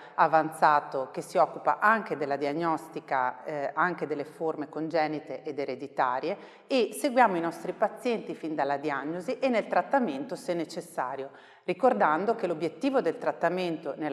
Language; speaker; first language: Italian; native; Italian